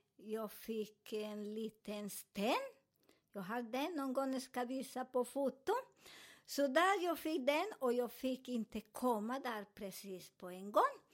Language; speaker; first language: Swedish; non-native, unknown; Spanish